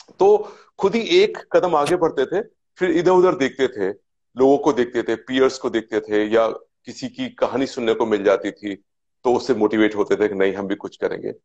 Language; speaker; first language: Hindi; native; Hindi